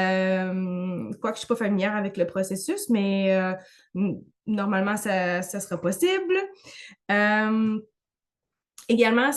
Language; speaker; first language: French; native; French